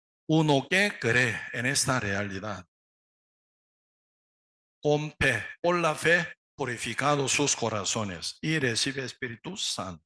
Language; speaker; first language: Spanish; non-native, learner; Korean